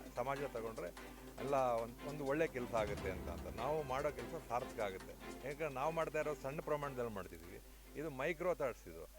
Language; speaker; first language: Kannada; native; Kannada